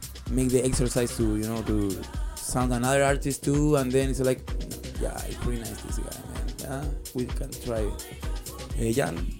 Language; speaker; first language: English; non-native, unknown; Spanish